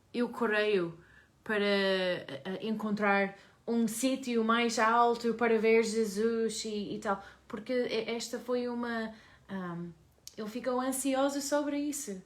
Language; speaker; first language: Portuguese; non-native, learner; English